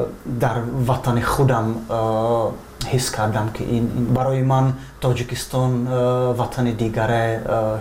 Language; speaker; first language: Persian; non-native, fluent; Czech